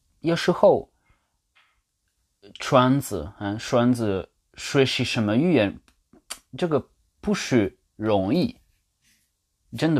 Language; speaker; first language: Chinese; non-native, learner; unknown